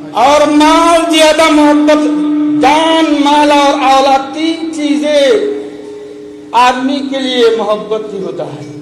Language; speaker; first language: Urdu; non-native, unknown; Bangla